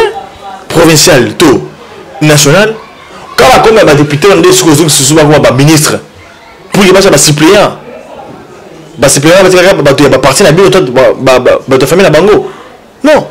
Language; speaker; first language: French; non-native, local second language; Lingala